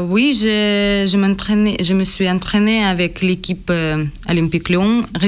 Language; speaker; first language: French; non-native, learner; Russian